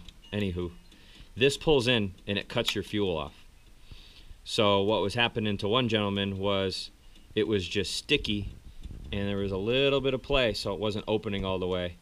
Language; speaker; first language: English; native; English